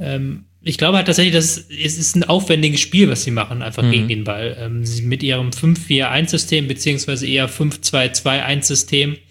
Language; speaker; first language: German; native; German